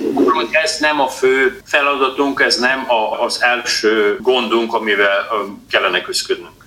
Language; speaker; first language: Hungarian; non-native, local second language; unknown